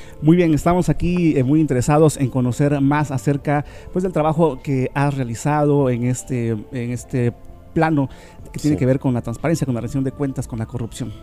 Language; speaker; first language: Spanish; native; Spanish